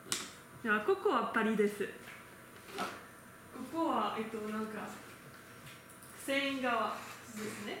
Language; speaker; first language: Japanese; non-native, learner; French